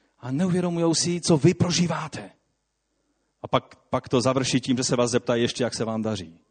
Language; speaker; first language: Czech; non-native, local second language; Polish